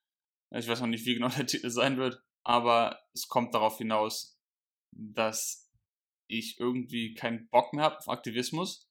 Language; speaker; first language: German; native; German